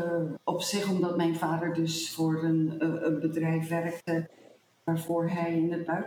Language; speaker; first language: Dutch; early bilingual, heritage; Dutch